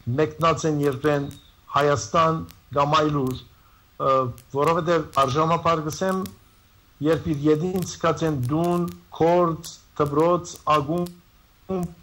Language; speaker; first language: Armenian; native; Armenian